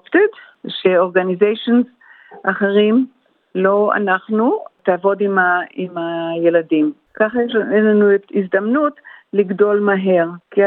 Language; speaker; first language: Hebrew; early bilingual, heritage; Hebrew